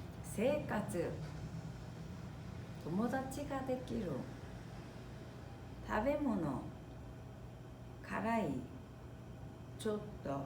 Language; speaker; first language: Japanese; non-native, fluent; Korean